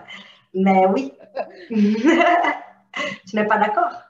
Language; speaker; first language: French; non-native, fluent; Portuguese